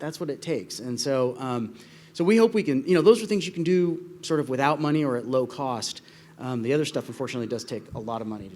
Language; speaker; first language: English; native; English